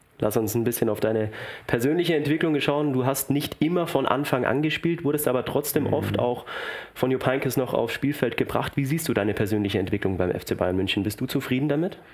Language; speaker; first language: German; native; German